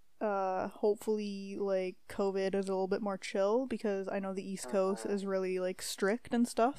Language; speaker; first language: English; native; English